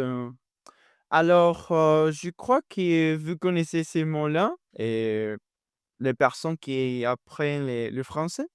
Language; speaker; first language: French; non-native, fluent; Spanish